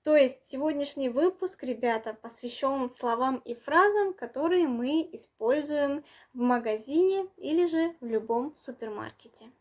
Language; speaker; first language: Russian; non-native, local second language; Kazakh